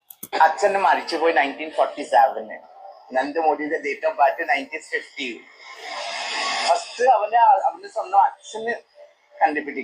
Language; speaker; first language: Malayalam; non-native, fluent; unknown